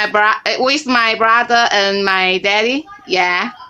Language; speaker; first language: English; non-native, learner; Chinese